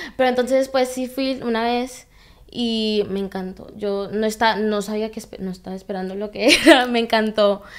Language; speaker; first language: Spanish; early bilingual, heritage; Spanish